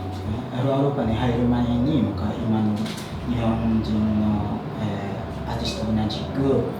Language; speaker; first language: Japanese; non-native, fluent; Indonesian